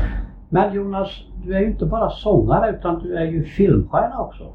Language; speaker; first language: Swedish; native; Swedish